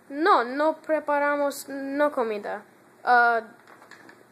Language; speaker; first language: Spanish; non-native, learner; English